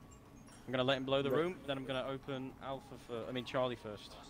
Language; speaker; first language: English; native; English